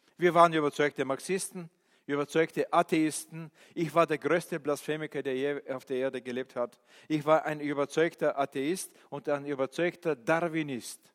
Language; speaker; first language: German; non-native, fluent; Bulgarian